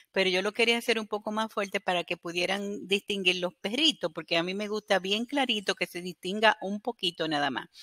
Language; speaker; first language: Spanish; native; Spanish